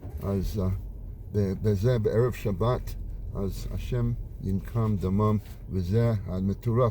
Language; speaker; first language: Hebrew; non-native, fluent; English